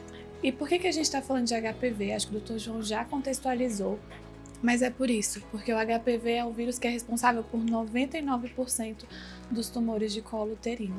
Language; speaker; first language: Portuguese; native; Portuguese